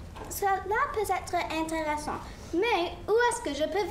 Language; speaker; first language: French; non-native, learner; English